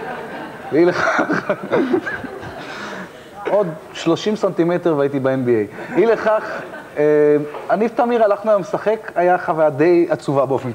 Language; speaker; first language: Hebrew; native; Hebrew